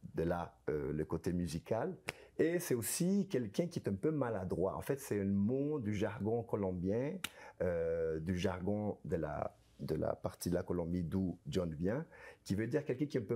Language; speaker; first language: French; non-native, fluent; Spanish